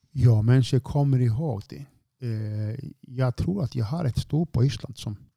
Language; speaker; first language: Swedish; non-native, fluent; Icelandic